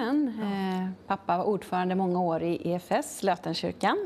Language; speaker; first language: Swedish; native; Swedish